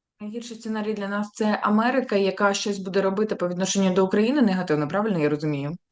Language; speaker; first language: Ukrainian; native; Ukrainian